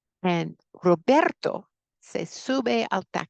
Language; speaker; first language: Spanish; non-native, fluent; English